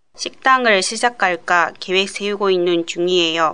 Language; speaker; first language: Korean; non-native, learner; Japanese